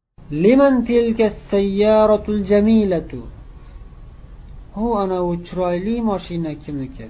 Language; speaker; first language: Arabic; non-native, fluent; Uzbek